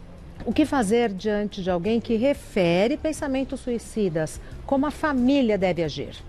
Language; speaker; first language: Portuguese; native; Portuguese